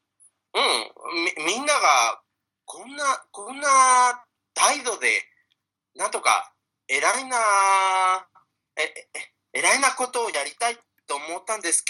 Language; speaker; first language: Japanese; non-native, fluent; Spanish